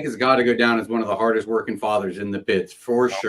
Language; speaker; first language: English; native; English